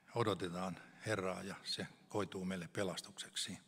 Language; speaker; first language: Finnish; native; Finnish